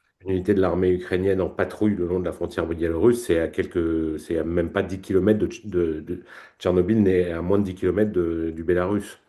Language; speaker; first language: French; native; French